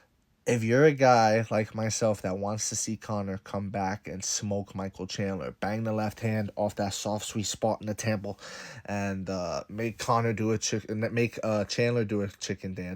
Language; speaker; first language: English; native; English